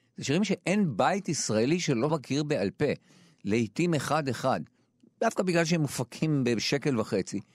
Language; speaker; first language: Hebrew; native; Hebrew